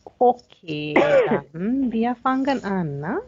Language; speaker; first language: German; non-native, fluent; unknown